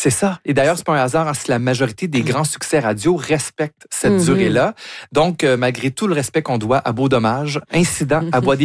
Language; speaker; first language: French; native; French